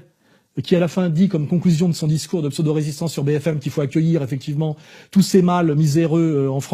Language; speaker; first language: French; native; French